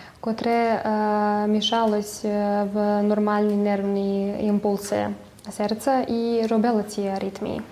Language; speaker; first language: Ukrainian; early bilingual, heritage; Ukrainian